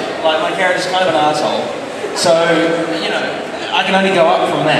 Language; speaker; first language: English; native; English